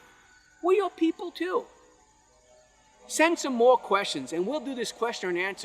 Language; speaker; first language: English; native; English